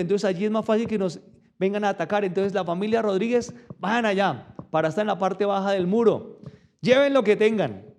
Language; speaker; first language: Spanish; native; Spanish